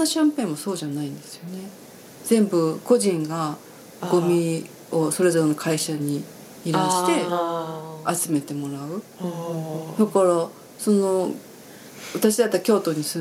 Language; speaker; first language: Japanese; native; Japanese